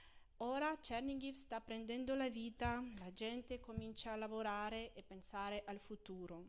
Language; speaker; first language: Italian; non-native, fluent; Ukrainian